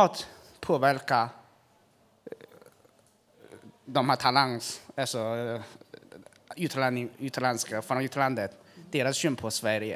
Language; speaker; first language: Swedish; non-native, fluent; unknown